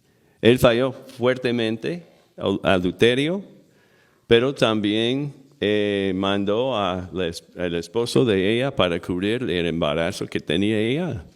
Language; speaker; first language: Spanish; non-native, fluent; English